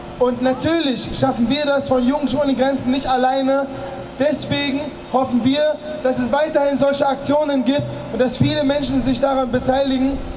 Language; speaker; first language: German; early bilingual, other home language; Arabic